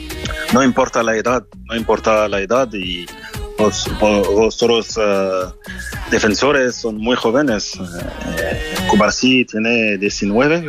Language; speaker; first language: Spanish; non-native, fluent; French